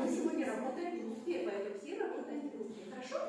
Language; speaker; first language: Russian; non-native, local second language; Kazakh